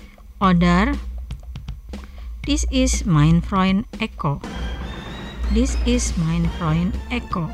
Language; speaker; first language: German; non-native, fluent; Indonesian